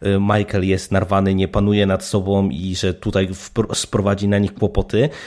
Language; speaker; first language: Polish; native; Polish